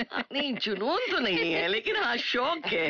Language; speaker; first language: Hindi; native; Hindi